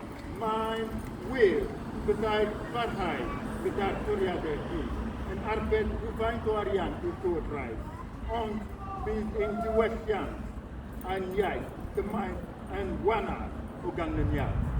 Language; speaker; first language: Welsh; non-native, fluent; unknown